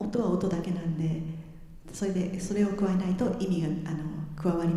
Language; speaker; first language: Japanese; native; Japanese